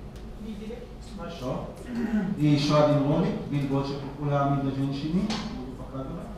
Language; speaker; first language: Russian; non-native, learner; Hebrew